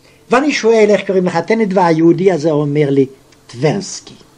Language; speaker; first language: Hebrew; non-native, fluent; Yiddish